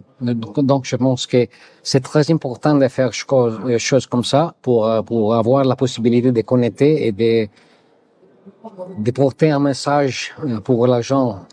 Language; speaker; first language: French; non-native, learner; Italian